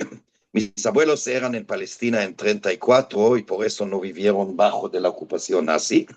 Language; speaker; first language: Spanish; non-native, fluent; Hebrew